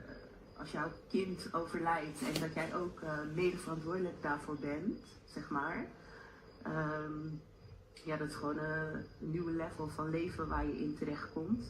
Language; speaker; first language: Dutch; native; Dutch